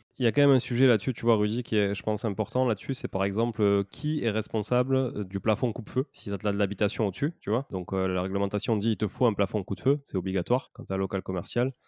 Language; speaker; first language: French; native; French